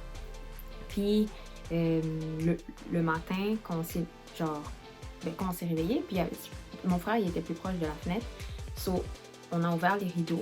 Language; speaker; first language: French; native; French